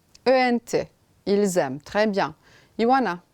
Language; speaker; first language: French; non-native, fluent; Romanian